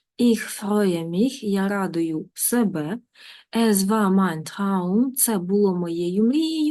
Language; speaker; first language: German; non-native, fluent; Ukrainian